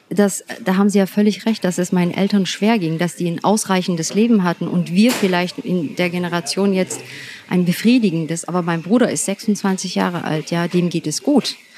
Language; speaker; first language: German; early bilingual, other home language; Turkish